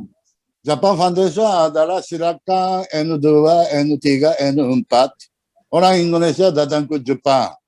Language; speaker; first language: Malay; non-native, learner; Japanese